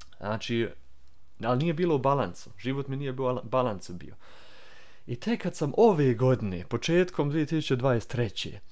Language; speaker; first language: Croatian; early bilingual, heritage; Croatian